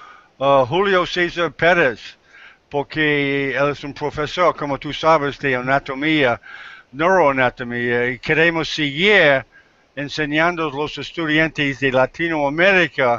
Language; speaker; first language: Spanish; non-native, learner; English